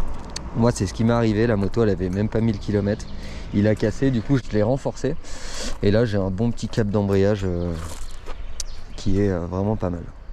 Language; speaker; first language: French; native; French